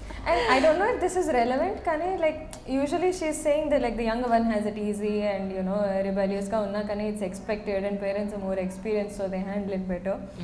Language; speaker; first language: English; non-native, local second language; Telugu